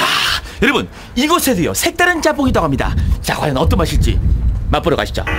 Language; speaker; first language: Korean; native; Korean